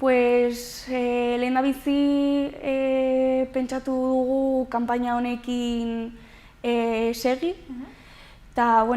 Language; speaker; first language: Basque; non-native, local second language; Spanish